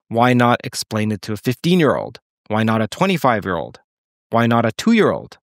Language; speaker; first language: English; native; English